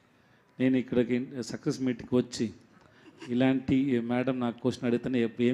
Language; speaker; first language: Telugu; non-native, local second language; Tamil